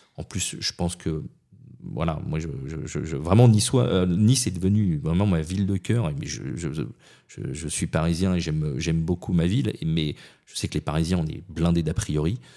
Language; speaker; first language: French; native; French